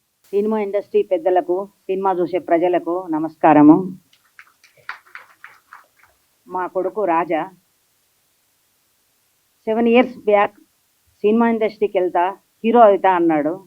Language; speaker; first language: Telugu; native; Telugu